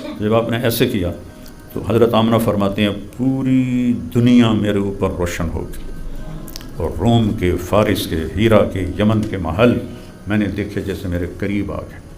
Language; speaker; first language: Urdu; non-native, local second language; Punjabi